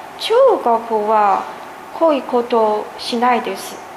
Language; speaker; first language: Japanese; non-native, learner; Chinese